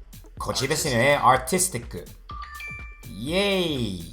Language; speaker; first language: Japanese; non-native, fluent; English